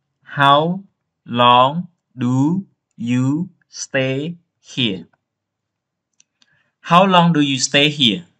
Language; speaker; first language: English; non-native, learner; Khmer